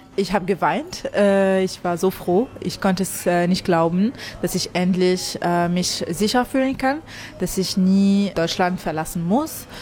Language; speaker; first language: German; non-native, fluent; Arabic